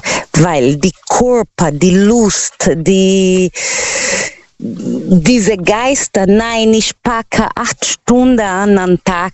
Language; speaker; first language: German; non-native, fluent; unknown